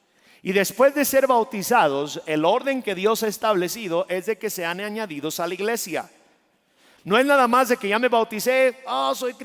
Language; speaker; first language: Spanish; native; Spanish